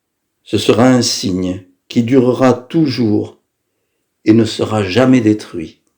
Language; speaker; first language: French; native; French